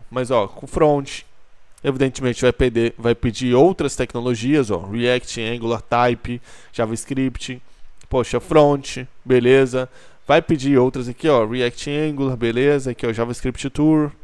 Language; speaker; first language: Portuguese; native; Portuguese